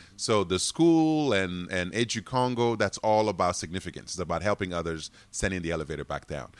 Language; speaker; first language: English; non-native, fluent; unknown